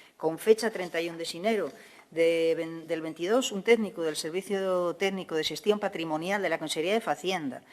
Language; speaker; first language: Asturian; non-native, local second language; Spanish